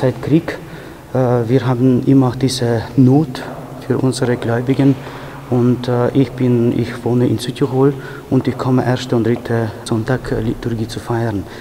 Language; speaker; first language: German; non-native, fluent; Ukrainian